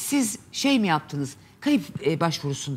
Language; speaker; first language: Turkish; native; Turkish